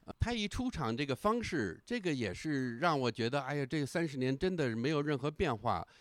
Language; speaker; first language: Chinese; non-native, fluent; English